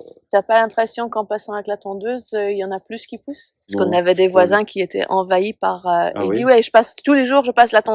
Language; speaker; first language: French; native; French